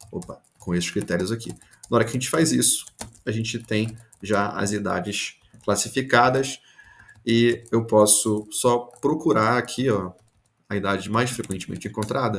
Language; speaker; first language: Portuguese; native; Portuguese